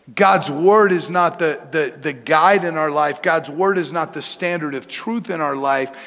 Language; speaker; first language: English; native; English